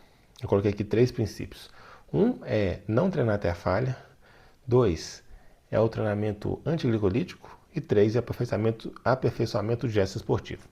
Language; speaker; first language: Portuguese; native; Portuguese